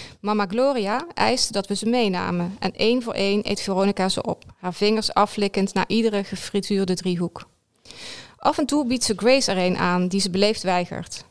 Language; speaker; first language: Dutch; native; Dutch